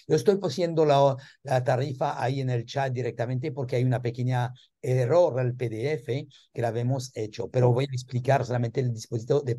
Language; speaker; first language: Spanish; non-native, learner; French